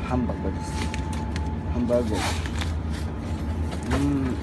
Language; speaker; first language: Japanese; non-native, learner; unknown